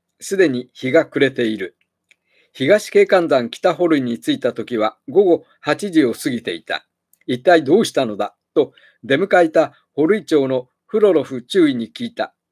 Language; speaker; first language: Japanese; native; Japanese